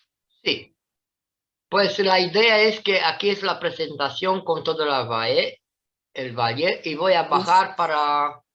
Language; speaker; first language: Spanish; non-native, fluent; Italian